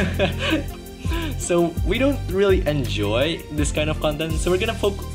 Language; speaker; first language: English; non-native, fluent; Indonesian